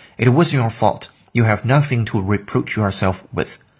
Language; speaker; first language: English; non-native, fluent; Chinese